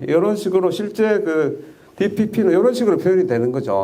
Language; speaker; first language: Korean; native; Korean